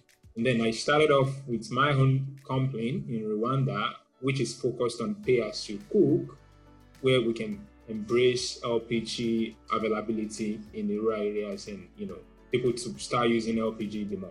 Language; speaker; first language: English; non-native, local second language; Yoruba